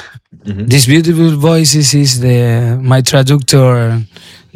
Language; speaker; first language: English; non-native, learner; Spanish